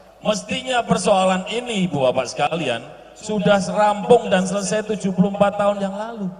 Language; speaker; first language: Indonesian; non-native, local second language; Javanese